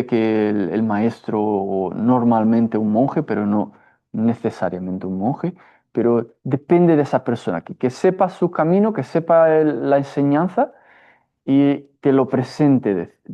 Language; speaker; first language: Spanish; non-native, fluent; Portuguese